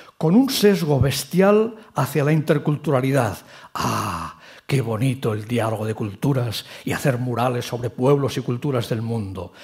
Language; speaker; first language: Spanish; non-native, local second language; Catalan